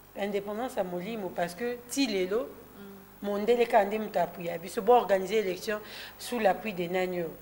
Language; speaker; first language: French; non-native, local second language; Lingala